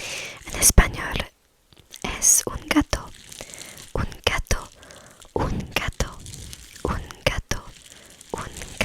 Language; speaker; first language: Spanish; non-native, learner; French